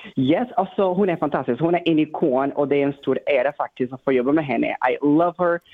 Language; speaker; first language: Swedish; non-native, fluent; Portuguese